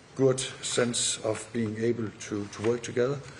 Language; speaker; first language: English; non-native, fluent; Danish